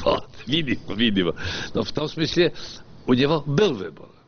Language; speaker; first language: Russian; non-native, fluent; Polish